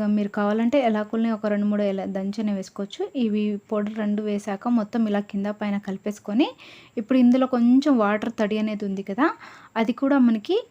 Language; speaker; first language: Telugu; non-native, local second language; Lambadi